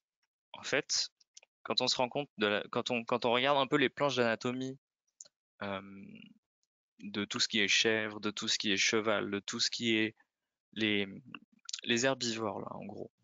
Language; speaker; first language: French; native; French